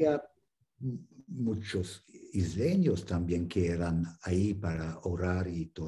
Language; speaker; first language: Spanish; non-native, fluent; English